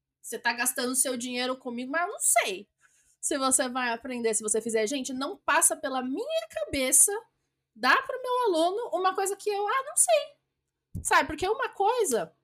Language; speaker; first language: Portuguese; native; Portuguese